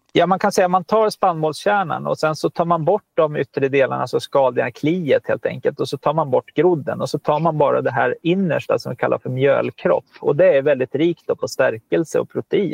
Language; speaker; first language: Swedish; native; Swedish